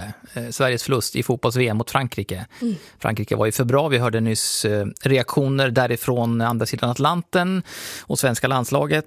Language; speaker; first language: Swedish; native; Swedish